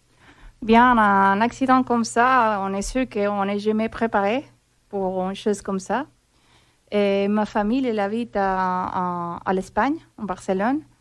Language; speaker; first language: French; non-native, fluent; Spanish